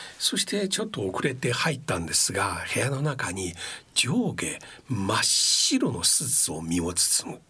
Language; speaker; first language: Japanese; non-native, fluent; Chinese